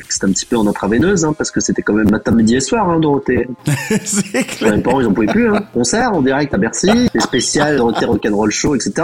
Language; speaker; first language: French; native; French